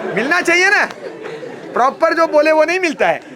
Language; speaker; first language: Hindi; non-native, local second language; Gujarati